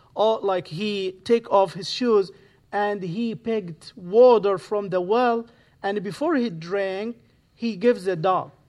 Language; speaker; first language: English; non-native, fluent; Arabic